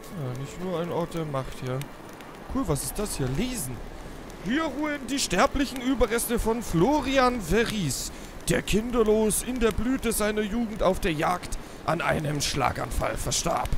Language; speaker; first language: German; native; German